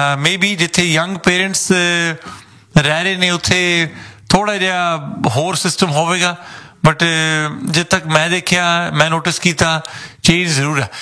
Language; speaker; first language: Punjabi; early bilingual, heritage; Punjabi